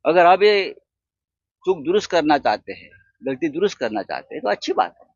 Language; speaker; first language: Hindi; non-native, local second language; Marathi